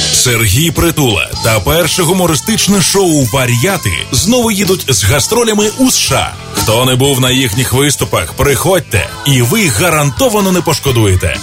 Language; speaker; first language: Ukrainian; native; Ukrainian